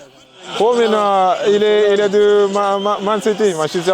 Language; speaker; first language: French; non-native, fluent; Arabic